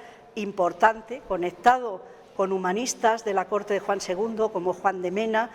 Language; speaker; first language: Spanish; native; Spanish